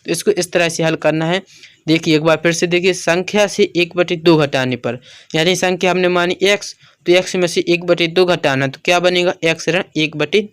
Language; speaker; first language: Hindi; native; Hindi